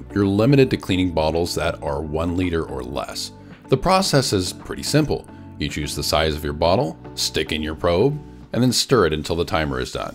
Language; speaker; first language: English; native; English